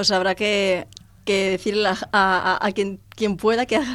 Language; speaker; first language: Spanish; native; Spanish